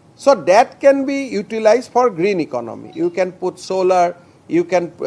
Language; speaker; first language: English; non-native, local second language; Assamese